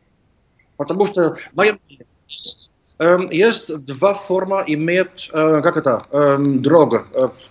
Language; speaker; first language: Russian; non-native, learner; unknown